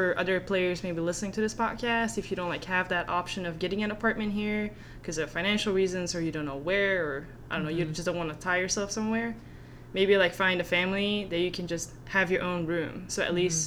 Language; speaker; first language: English; non-native, fluent; Dutch